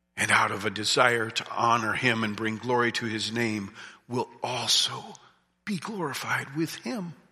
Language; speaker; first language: English; native; English